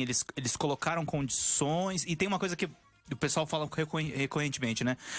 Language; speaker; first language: Portuguese; native; Portuguese